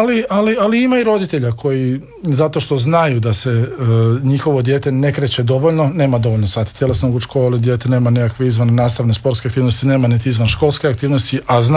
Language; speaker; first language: Serbian; native; Serbian